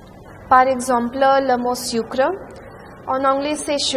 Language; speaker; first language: French; non-native, fluent; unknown